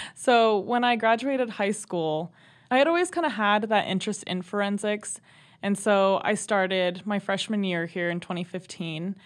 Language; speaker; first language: English; native; English